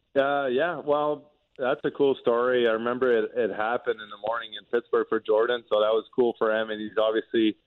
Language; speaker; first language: English; non-native, fluent; French